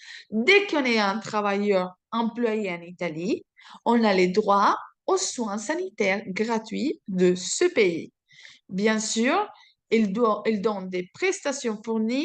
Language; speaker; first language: French; non-native, fluent; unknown